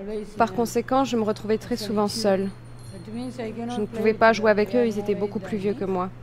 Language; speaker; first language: French; non-native, fluent; Malayalam